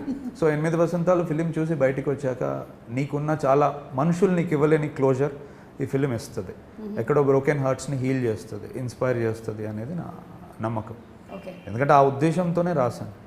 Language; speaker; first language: Telugu; native; Telugu